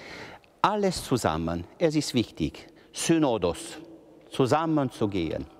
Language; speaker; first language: German; non-native, local second language; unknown